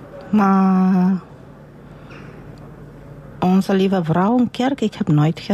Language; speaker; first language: Dutch; non-native, learner; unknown